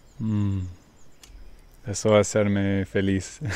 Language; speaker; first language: Spanish; non-native, learner; English